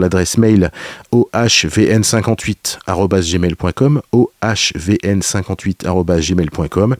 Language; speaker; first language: French; native; French